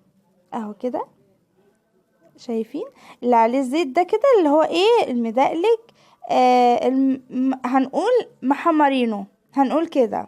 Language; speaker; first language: Arabic; native; Arabic